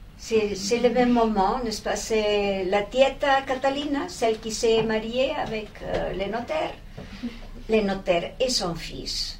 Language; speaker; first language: French; non-native, fluent; Spanish